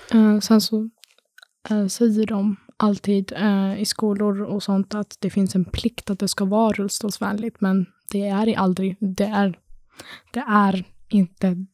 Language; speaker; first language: Swedish; early bilingual, other home language; Arabic